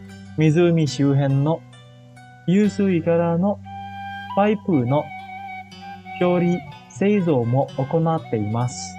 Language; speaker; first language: Japanese; non-native, fluent; Indonesian